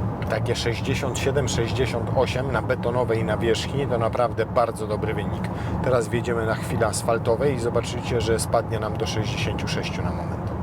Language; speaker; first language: Polish; native; Polish